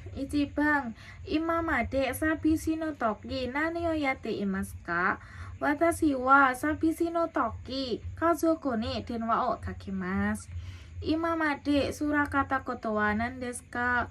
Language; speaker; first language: Japanese; non-native, learner; Indonesian